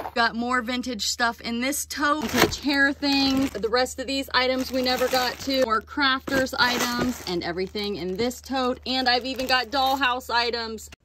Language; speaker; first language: English; native; English